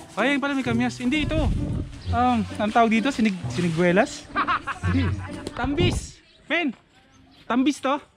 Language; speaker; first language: Filipino; non-native, local second language; Aklanon